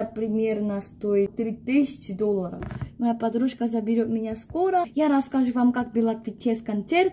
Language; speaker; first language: Russian; non-native, fluent; Korean